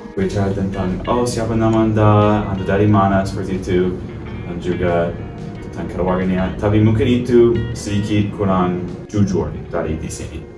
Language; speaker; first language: Indonesian; non-native, learner; English